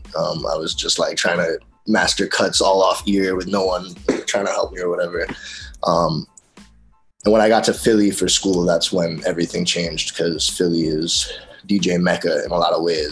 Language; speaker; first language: English; native; English